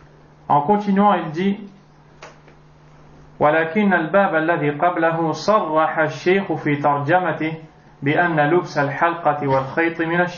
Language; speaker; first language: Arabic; non-native, fluent; French